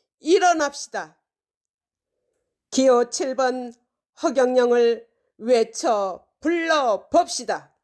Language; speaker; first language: Korean; native; Korean